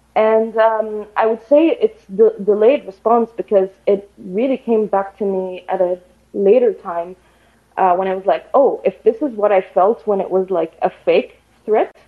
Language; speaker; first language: English; non-native, fluent; Arabic